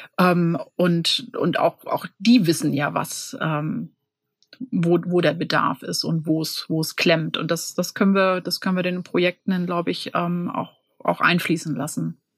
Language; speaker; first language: German; native; German